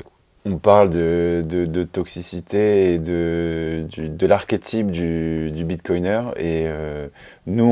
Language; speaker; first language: French; native; French